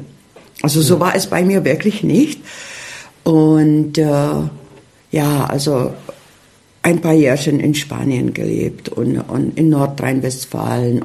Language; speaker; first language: German; non-native, fluent; Czech